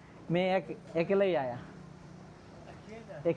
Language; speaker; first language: Hindi; non-native, learner; Bangla